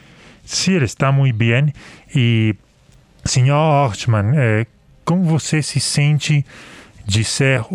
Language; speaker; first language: Portuguese; non-native, learner; Spanish